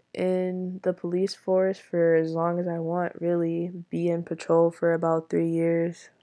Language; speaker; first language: English; native; English